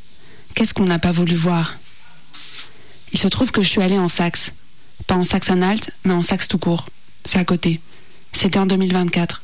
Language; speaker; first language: French; native; French